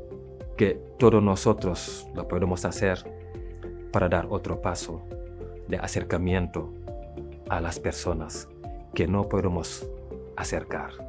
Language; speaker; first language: Spanish; non-native, fluent; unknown